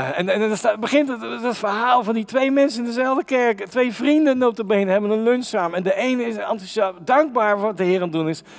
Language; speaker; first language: Dutch; native; Dutch